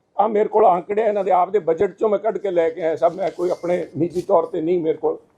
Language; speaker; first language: Punjabi; native; Punjabi